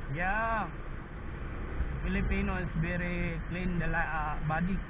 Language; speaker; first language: English; non-native, learner; Arabic